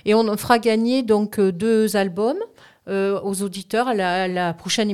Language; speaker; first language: French; native; French